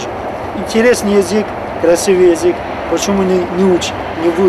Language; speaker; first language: Ukrainian; non-native, learner; Turkish